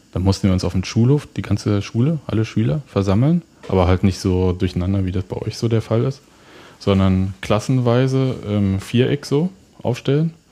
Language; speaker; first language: German; native; German